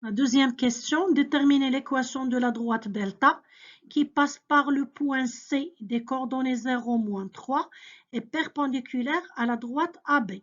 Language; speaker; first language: French; non-native, local second language; Arabic